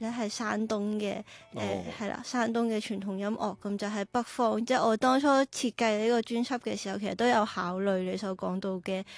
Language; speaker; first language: Cantonese; native; Cantonese